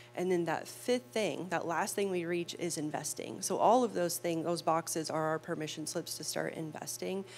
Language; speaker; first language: English; native; English